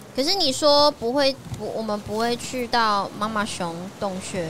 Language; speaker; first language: Chinese; native; Chinese